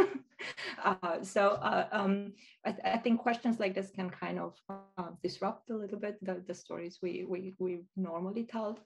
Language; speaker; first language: English; non-native, fluent; Romanian